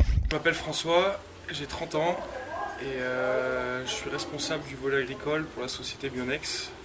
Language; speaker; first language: French; native; French